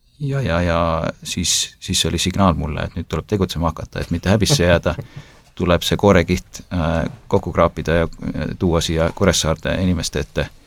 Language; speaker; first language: Estonian; native; Estonian